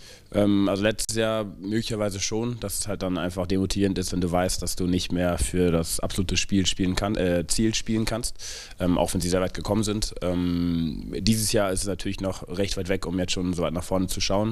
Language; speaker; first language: German; native; German